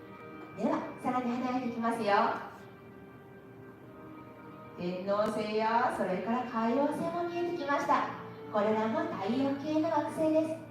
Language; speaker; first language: Japanese; native; Japanese